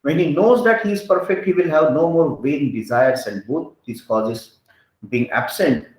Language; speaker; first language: English; non-native, local second language; Hindi